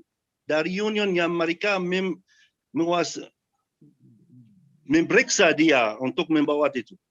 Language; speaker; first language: Indonesian; non-native, learner; Arabic